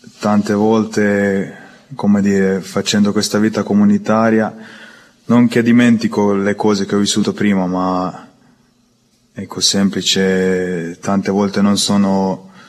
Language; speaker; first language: Italian; non-native, learner; Croatian